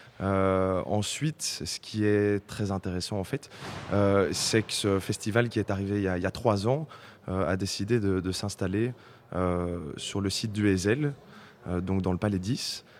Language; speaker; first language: French; native; French